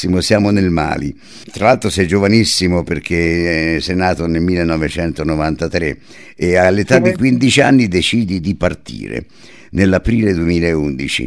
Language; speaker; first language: Italian; native; Italian